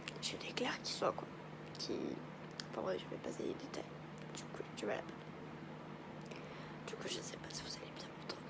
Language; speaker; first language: French; native; French